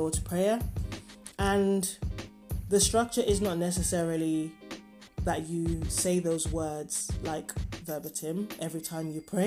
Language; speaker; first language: English; non-native, local second language; Yoruba